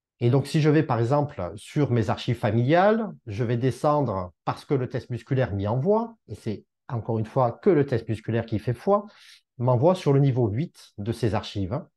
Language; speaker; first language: French; native; French